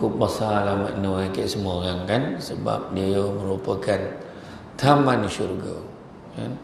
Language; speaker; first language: Malay; native; Malay